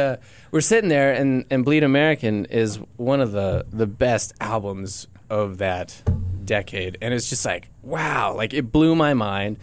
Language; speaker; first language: English; native; English